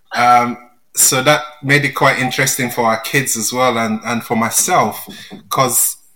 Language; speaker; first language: English; non-native, local second language; Yoruba